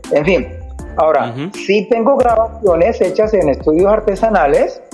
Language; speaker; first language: Spanish; native; Spanish